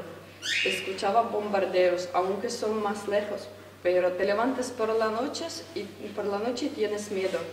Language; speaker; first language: Spanish; non-native, fluent; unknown